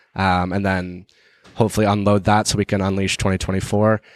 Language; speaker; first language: English; native; English